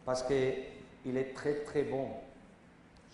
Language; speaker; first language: French; non-native, learner; Spanish